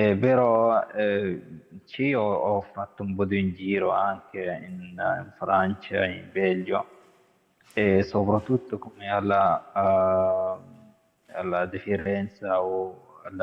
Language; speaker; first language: Italian; non-native, learner; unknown